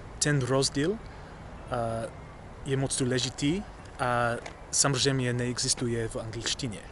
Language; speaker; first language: Czech; non-native, learner; English